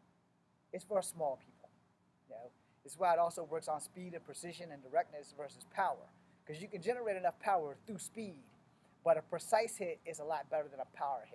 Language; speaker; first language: English; native; English